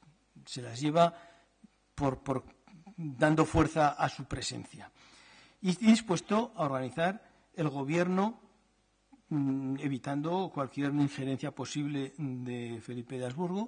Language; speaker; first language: Spanish; native; Spanish